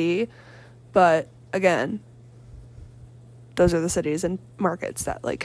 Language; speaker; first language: English; native; English